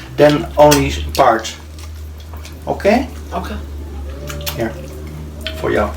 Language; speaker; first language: English; non-native, learner; Dutch